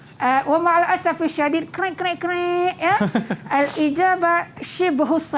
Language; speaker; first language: Arabic; non-native, fluent; Malay